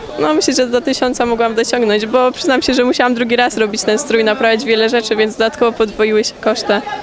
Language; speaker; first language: Polish; native; Polish